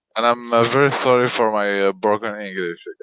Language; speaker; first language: English; non-native, learner; French